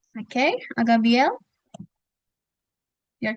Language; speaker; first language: English; non-native, fluent; Indonesian